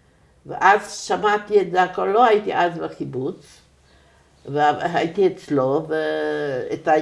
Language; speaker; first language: Hebrew; non-native, fluent; German